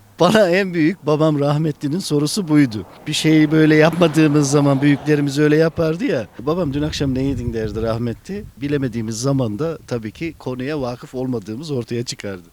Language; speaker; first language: Turkish; native; Turkish